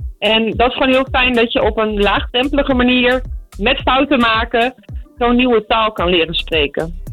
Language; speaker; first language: Dutch; native; Dutch